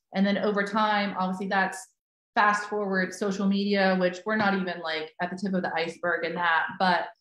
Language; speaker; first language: English; native; English